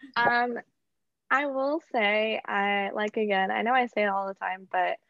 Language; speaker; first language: English; native; English